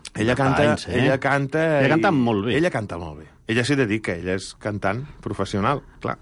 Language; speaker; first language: Catalan; native; Catalan